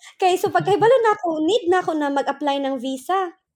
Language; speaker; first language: Filipino; non-native, local second language; Surigaonon